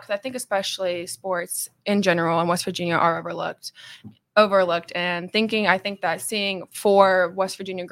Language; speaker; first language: English; native; English